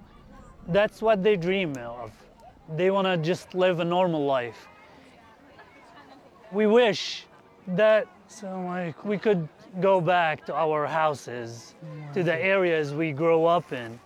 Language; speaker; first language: English; non-native, local second language; Arabic